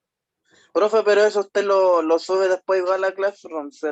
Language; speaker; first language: Spanish; native; Spanish